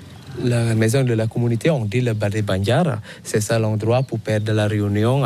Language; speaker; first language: French; non-native, learner; Balinese